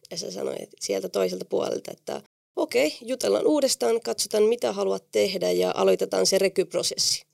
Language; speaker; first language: Finnish; non-native, fluent; Spanish